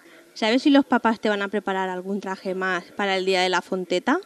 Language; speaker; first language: Spanish; native; Spanish